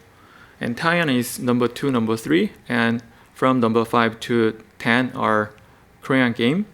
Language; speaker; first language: English; non-native, learner; Korean